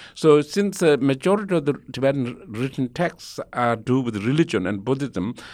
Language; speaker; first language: English; non-native, local second language; Tibetan